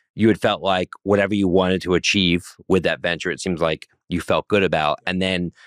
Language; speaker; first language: English; native; English